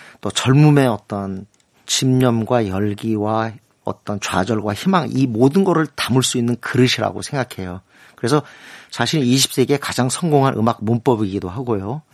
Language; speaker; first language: Korean; native; Korean